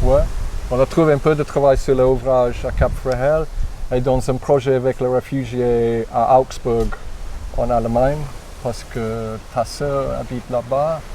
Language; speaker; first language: French; non-native, fluent; English